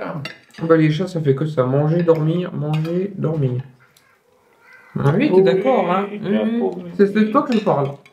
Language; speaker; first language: French; native; French